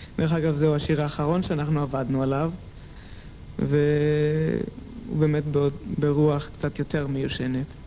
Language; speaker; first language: Hebrew; native; Hebrew